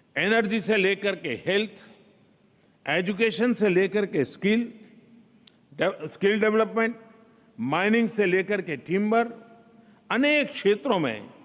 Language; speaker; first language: Hindi; non-native, local second language; Gujarati